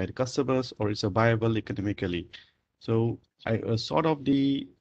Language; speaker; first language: English; non-native, local second language; Manipuri